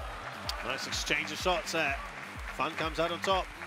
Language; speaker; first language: English; native; English